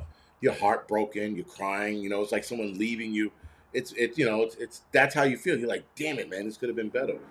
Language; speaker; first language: English; native; English